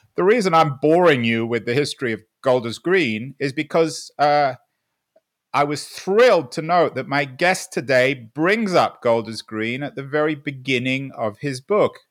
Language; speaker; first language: English; native; English